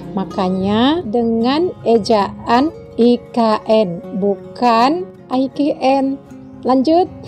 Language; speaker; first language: Indonesian; native; Indonesian